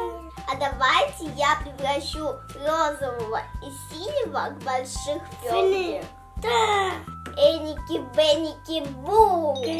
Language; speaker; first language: Russian; early bilingual, heritage; Russian